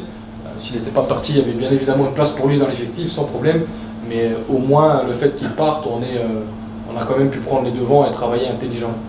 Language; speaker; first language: French; native; French